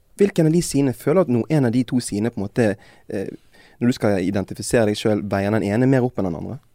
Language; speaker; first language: Norwegian; native; Norwegian